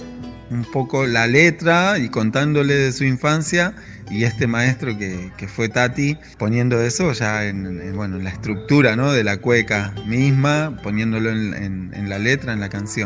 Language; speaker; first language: Spanish; native; Spanish